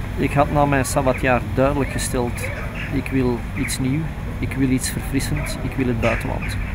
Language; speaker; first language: Dutch; native; Dutch